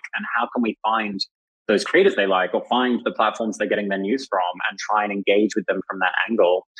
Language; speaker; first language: English; native; English